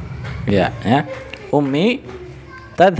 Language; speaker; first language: Indonesian; native; Indonesian